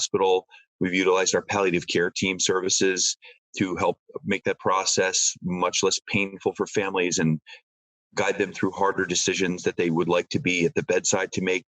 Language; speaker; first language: English; native; English